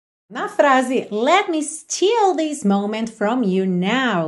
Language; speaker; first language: English; non-native, fluent; Portuguese